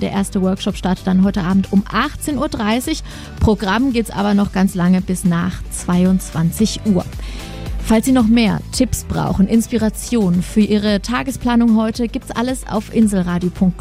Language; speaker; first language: German; native; German